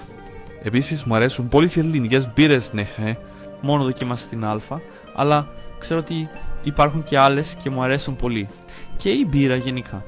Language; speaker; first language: Greek; non-native, learner; Portuguese